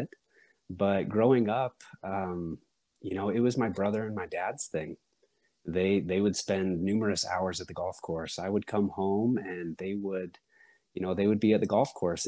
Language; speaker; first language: English; native; English